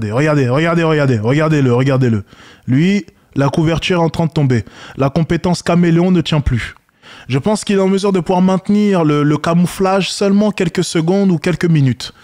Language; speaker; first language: French; native; French